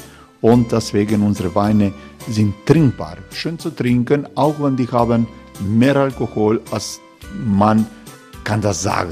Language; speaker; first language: German; non-native, learner; Croatian